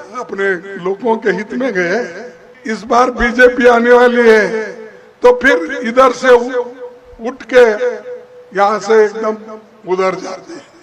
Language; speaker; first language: Hindi; non-native, local second language; Kannada